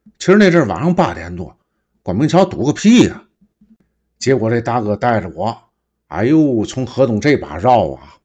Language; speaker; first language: Chinese; native; Chinese